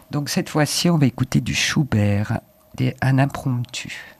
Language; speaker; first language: French; native; French